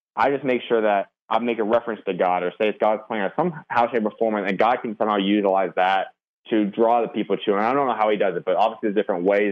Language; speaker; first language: English; native; English